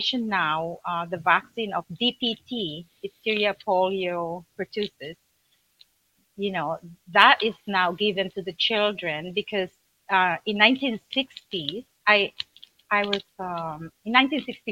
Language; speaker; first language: English; non-native, local second language; Filipino